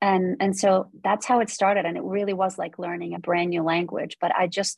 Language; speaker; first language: English; early bilingual, other home language; Polish